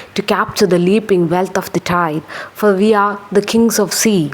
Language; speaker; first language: English; non-native, local second language; Malayalam